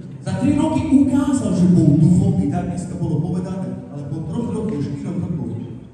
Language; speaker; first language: Slovak; non-native, local second language; Romany